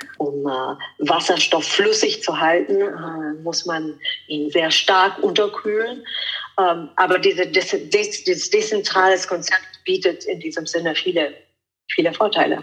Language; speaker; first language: German; non-native, fluent; Italian